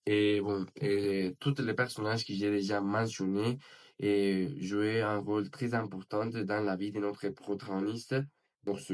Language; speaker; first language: French; non-native, learner; Spanish